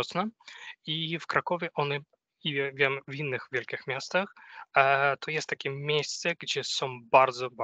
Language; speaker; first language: Polish; non-native, fluent; Ukrainian